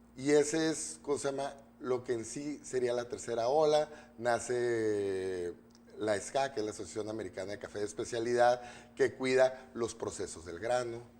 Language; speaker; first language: Spanish; native; Spanish